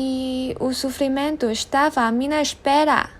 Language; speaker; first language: Portuguese; non-native, learner; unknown